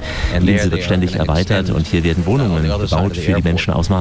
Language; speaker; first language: German; native; German